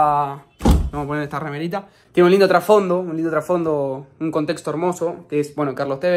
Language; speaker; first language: Spanish; native; Spanish